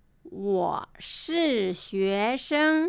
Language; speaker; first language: Chinese; non-native, fluent; Japanese